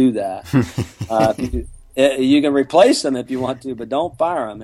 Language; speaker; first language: English; native; English